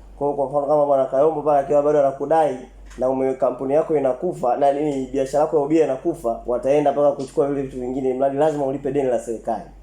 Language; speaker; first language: Swahili; native; Swahili